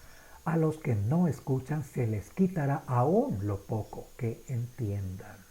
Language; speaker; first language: Spanish; native; Spanish